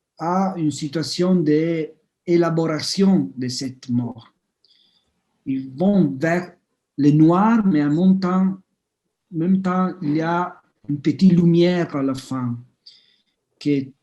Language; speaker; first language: French; non-native, fluent; Italian